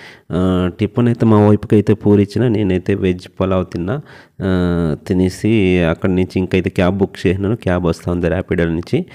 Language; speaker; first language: Telugu; native; Telugu